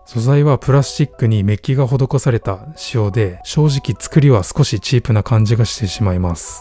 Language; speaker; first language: Japanese; native; Japanese